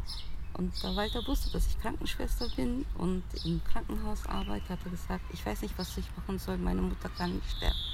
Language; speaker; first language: German; early bilingual, other home language; Turkish